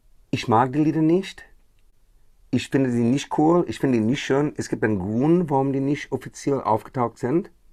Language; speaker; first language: German; non-native, fluent; English